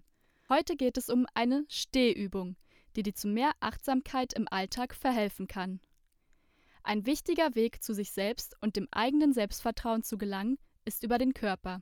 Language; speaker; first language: German; native; German